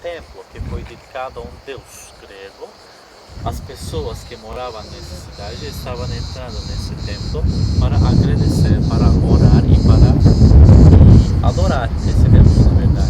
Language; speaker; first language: Portuguese; non-native, fluent; Turkish